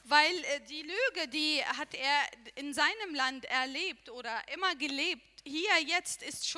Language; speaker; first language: German; non-native, learner; Arabic